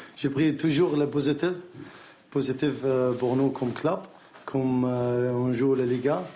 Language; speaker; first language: French; non-native, learner; Arabic